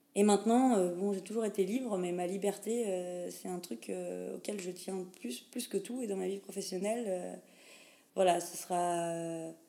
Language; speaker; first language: French; native; French